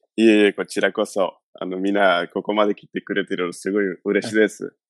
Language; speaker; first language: Japanese; non-native, fluent; Spanish